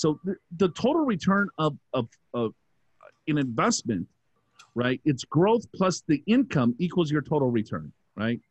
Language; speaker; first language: English; native; English